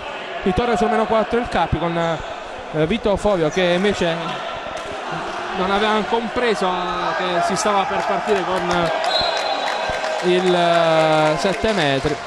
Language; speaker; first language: Italian; native; Italian